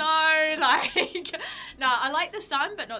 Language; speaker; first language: English; native; English